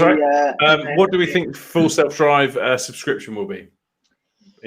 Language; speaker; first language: English; native; English